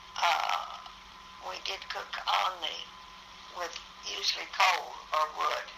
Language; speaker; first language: English; native; English